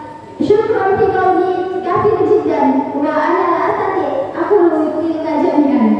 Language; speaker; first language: Arabic; non-native, learner; Indonesian